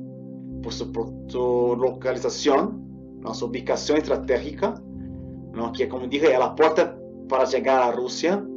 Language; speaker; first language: Portuguese; non-native, fluent; Spanish